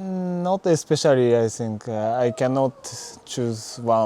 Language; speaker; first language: English; non-native, learner; Japanese